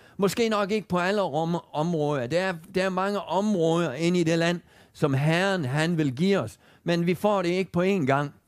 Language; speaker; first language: Danish; native; Danish